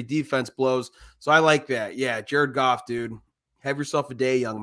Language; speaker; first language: English; native; English